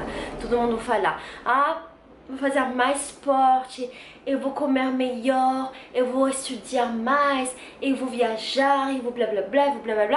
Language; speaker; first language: Portuguese; non-native, learner; French